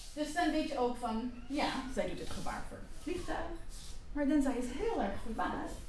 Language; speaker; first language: Dutch; non-native, fluent; English